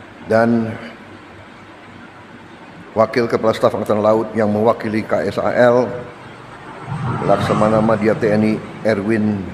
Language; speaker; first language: Indonesian; native; Indonesian